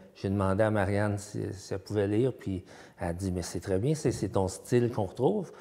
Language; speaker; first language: French; native; French